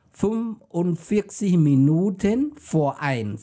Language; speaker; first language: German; non-native, fluent; Khmer